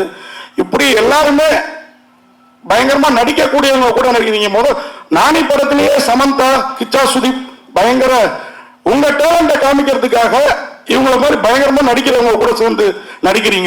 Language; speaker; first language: Tamil; native; Tamil